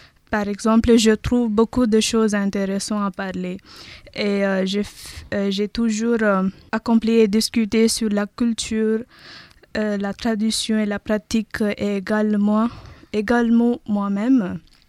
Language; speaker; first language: French; non-native, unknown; Tamil